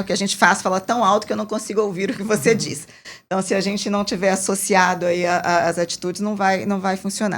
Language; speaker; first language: Portuguese; native; Portuguese